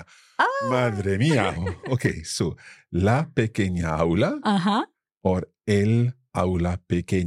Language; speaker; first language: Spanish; non-native, fluent; English